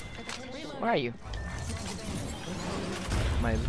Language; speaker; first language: English; native; English